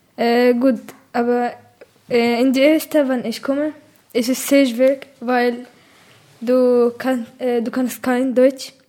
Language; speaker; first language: German; non-native, learner; Arabic